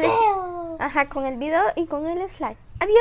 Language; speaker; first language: Spanish; native; Spanish